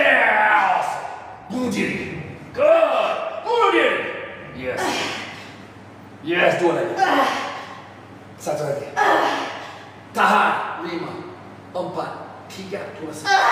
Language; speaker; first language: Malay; non-native, fluent; English